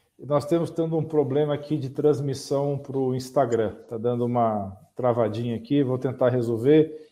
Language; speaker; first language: Portuguese; native; Portuguese